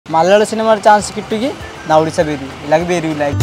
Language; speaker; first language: Malayalam; non-native, learner; Odia